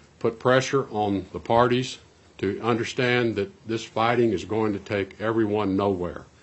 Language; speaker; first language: English; native; English